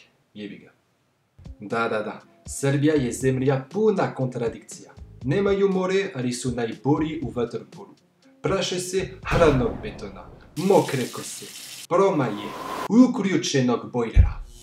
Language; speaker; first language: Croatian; non-native, fluent; French